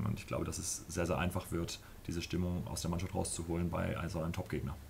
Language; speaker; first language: German; native; German